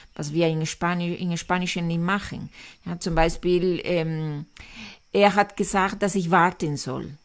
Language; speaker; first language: German; non-native, fluent; Spanish